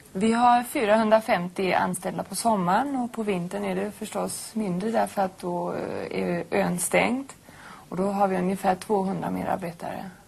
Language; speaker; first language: Swedish; non-native, fluent; German